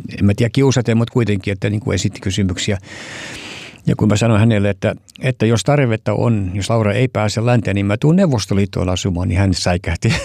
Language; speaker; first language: Finnish; early bilingual, heritage; Finnish